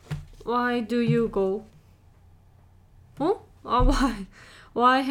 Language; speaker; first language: English; non-native, learner; Korean